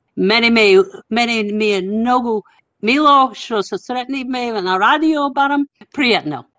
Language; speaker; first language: Macedonian; non-native, fluent; English